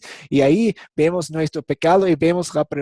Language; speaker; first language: Spanish; non-native, fluent; English